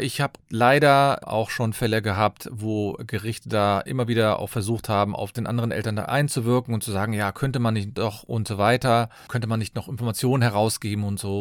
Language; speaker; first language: German; native; German